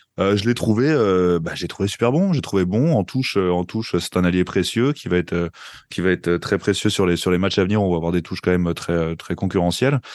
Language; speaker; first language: French; native; French